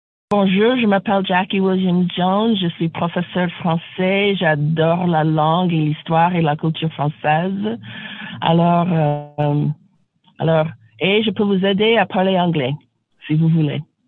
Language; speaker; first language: French; non-native, fluent; English